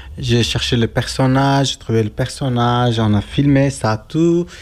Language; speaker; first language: French; non-native, learner; Kurdish